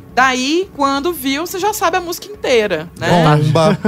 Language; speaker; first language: Portuguese; native; Portuguese